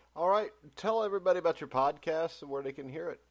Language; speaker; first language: English; native; English